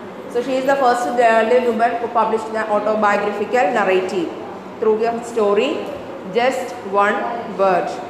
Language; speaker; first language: English; non-native, local second language; Malayalam